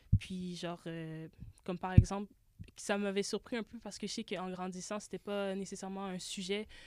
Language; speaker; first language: French; native; French